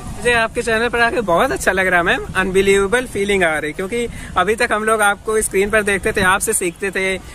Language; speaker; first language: Hindi; native; Hindi